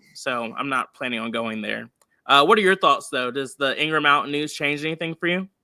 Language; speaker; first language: English; native; English